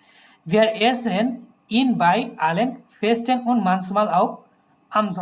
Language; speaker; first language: German; non-native, fluent; Bangla